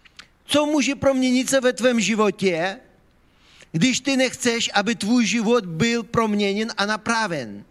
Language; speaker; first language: Czech; non-native, fluent; Ukrainian